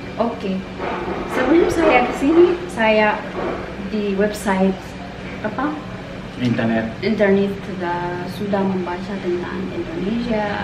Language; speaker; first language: Indonesian; non-native, learner; Amharic